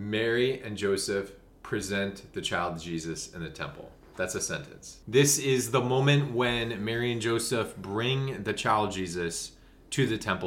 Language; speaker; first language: English; native; English